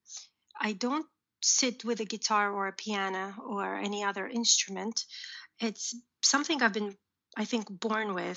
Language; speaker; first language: English; early bilingual, other home language; Uzbek